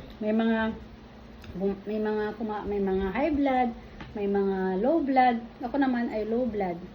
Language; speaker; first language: Filipino; non-native, local second language; Iloko